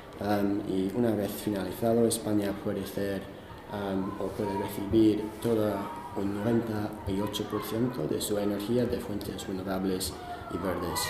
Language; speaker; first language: Spanish; non-native, fluent; English